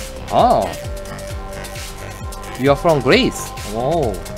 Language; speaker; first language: English; non-native, learner; Korean